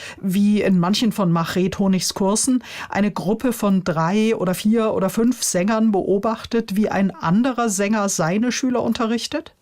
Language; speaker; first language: German; native; German